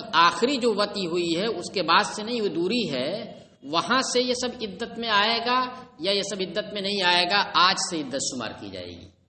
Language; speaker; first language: Urdu; native; Urdu